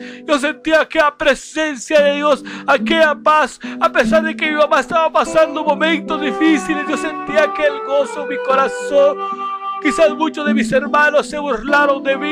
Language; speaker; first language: Spanish; native; Spanish